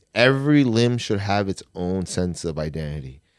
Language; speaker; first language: English; native; English